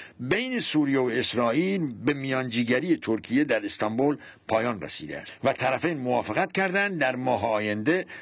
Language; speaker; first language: Persian; non-native, local second language; Central Kurdish